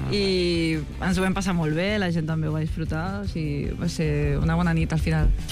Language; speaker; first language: Catalan; non-native, local second language; Spanish